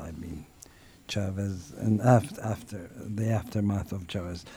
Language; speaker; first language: English; non-native, fluent; Turkish